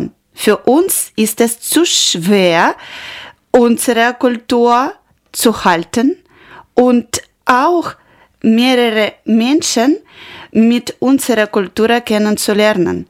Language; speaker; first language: German; non-native, learner; Ukrainian